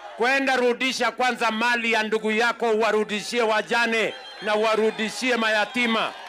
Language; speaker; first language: Swahili; non-native, local second language; Kalenjin